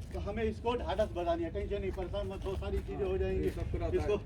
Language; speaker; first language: Hindi; native; Hindi